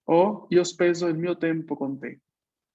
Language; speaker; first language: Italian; non-native, fluent; Spanish